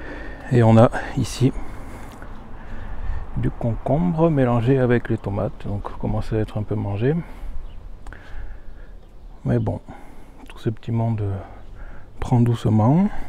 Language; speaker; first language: French; native; French